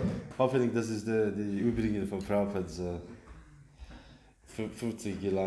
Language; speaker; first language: German; non-native, learner; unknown